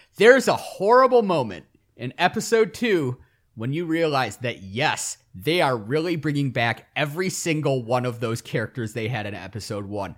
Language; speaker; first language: English; native; English